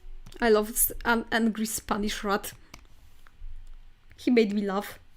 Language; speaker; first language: English; non-native, fluent; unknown